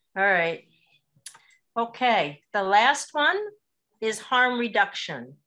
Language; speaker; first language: English; native; English